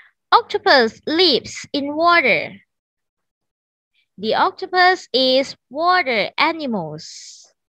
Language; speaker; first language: English; non-native, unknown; Thai